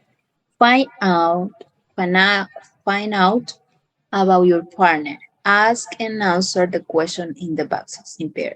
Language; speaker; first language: English; non-native, fluent; Spanish